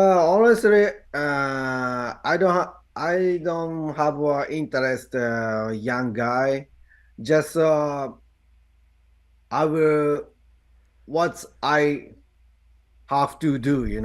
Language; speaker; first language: English; non-native, learner; Japanese